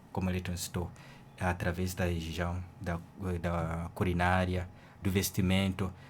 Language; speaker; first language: Portuguese; non-native, fluent; Ganda